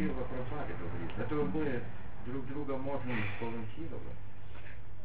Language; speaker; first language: Russian; non-native, fluent; Lithuanian